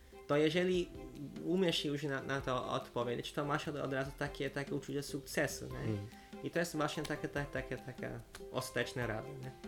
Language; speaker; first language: Polish; non-native, fluent; Portuguese